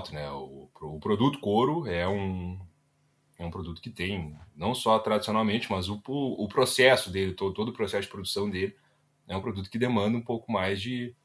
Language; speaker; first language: Portuguese; native; Portuguese